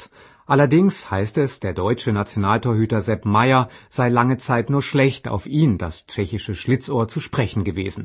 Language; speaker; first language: German; native; German